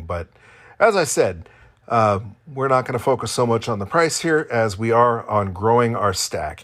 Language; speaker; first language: English; native; English